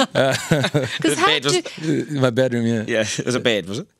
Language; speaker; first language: English; native; English